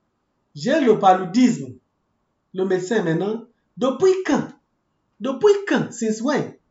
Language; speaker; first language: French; non-native, fluent; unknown